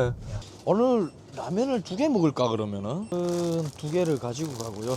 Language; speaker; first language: Korean; native; Korean